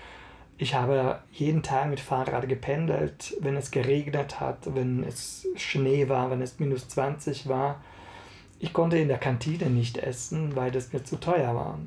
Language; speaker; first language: German; non-native, fluent; Hungarian